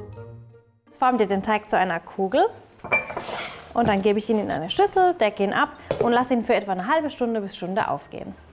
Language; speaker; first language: German; native; German